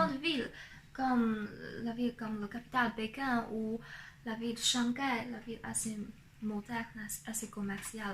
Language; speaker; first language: French; non-native, fluent; Chinese